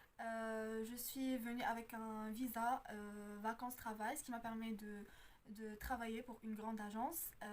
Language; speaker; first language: French; non-native, local second language; Arabic